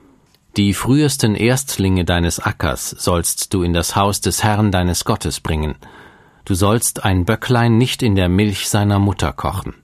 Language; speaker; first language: German; native; German